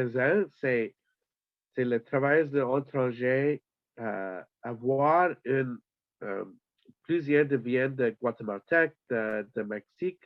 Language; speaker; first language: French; non-native, learner; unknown